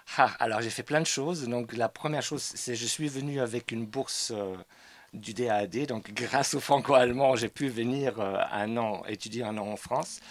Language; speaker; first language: French; non-native, fluent; German